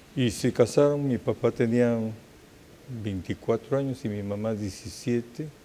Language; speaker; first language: Spanish; native; Spanish